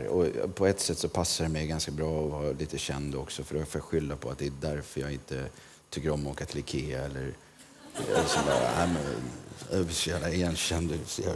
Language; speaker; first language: Swedish; native; Swedish